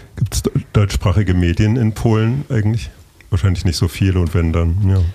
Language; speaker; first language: German; native; German